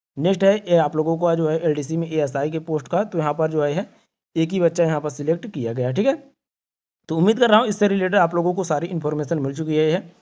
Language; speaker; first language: Hindi; native; Hindi